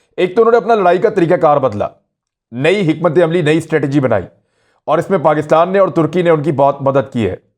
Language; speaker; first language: Urdu; non-native, local second language; Punjabi